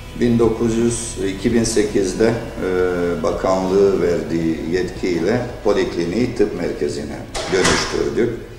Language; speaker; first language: Turkish; early bilingual, heritage; Turkish